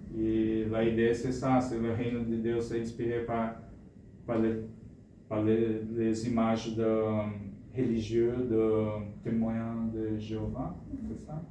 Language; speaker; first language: French; non-native, fluent; Portuguese